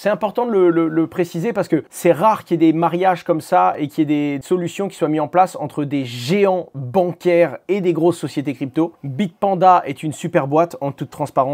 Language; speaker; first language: French; native; French